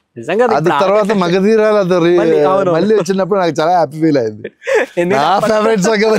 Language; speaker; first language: Telugu; non-native, learner; Malayalam